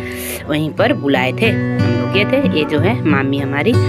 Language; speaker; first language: Hindi; native; Hindi